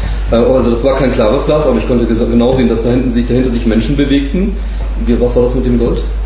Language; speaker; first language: German; native; German